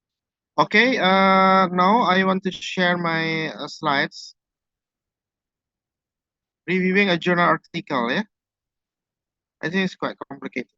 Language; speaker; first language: English; non-native, fluent; Indonesian